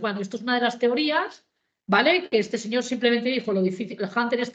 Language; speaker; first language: Spanish; native; Spanish